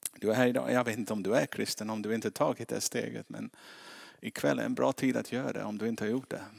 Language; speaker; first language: Swedish; non-native, fluent; English